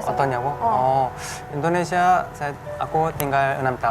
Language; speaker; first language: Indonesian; non-native, learner; Korean